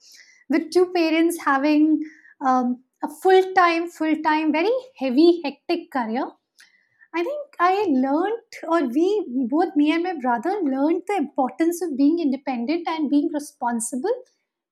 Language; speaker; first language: English; non-native, local second language; Hindi